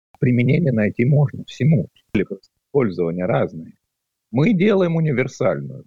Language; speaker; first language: Russian; native; Russian